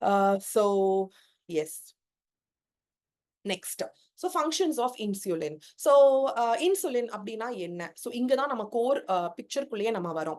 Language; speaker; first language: Tamil; native; Tamil